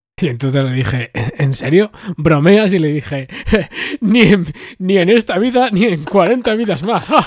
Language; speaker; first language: Spanish; native; Spanish